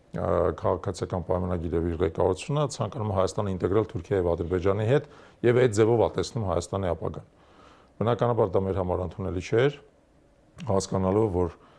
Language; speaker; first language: Armenian; native; Armenian